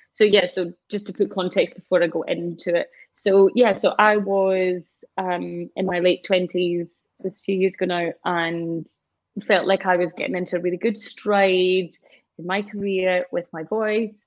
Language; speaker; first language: English; native; English